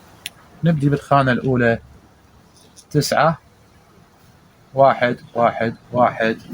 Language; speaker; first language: Arabic; native; Arabic